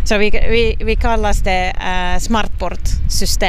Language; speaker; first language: Swedish; non-native, local second language; Finnish